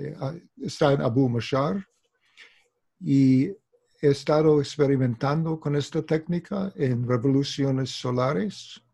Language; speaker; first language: Spanish; non-native, fluent; English